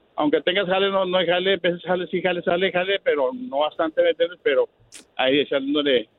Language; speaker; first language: Spanish; native; Spanish